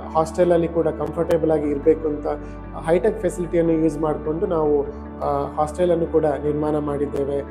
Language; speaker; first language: Kannada; native; Kannada